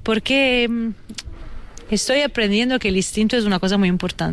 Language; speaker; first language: Spanish; non-native, fluent; Italian